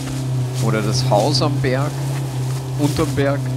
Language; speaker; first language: German; native; German